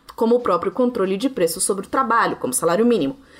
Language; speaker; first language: Portuguese; native; Portuguese